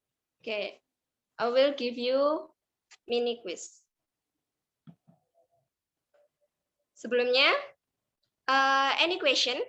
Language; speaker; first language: English; non-native, learner; Indonesian